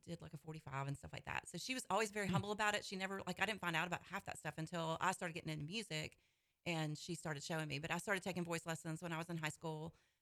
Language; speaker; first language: English; native; English